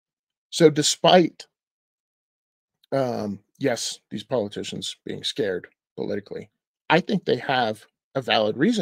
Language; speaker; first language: English; native; English